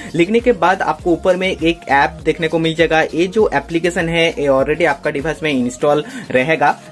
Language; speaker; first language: Hindi; non-native, local second language; Bangla